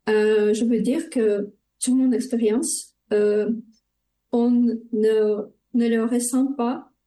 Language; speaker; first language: French; non-native, learner; Ukrainian